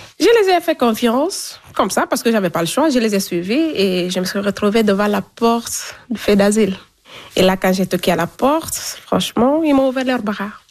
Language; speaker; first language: French; non-native, local second language; Fula